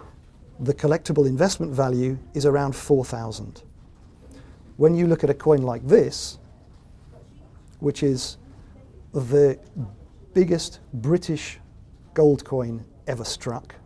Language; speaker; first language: English; native; English